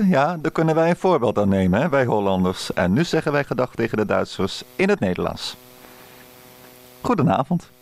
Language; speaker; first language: Dutch; native; Dutch